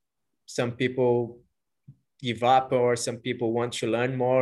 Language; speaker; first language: English; non-native, fluent; Portuguese